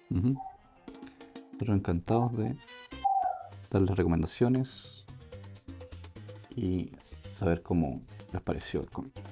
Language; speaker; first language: Spanish; native; Spanish